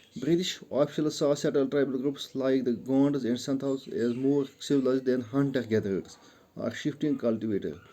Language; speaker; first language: English; non-native, local second language; Gujari